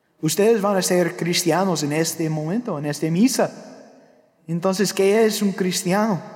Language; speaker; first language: Spanish; non-native, fluent; English